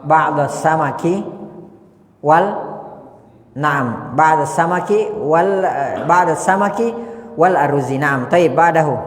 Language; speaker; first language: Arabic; non-native, fluent; Indonesian